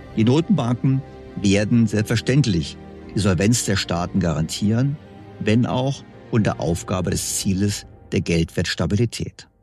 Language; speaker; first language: German; native; German